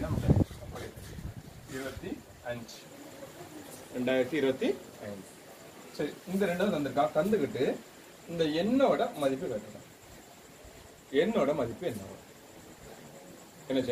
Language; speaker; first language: Tamil; native; Tamil